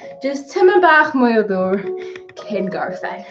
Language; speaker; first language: Welsh; non-native, local second language; English